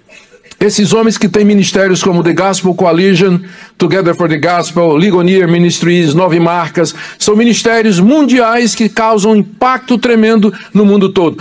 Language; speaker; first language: Portuguese; native; Portuguese